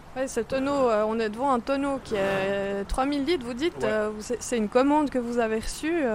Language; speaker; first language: French; native; French